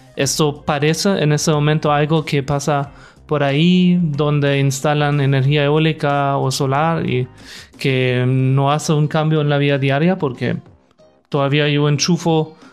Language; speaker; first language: Spanish; non-native, fluent; German